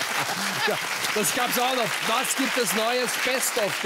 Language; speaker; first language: German; native; German